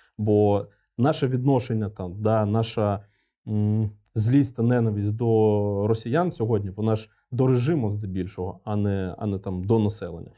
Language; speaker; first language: Ukrainian; non-native, local second language; Russian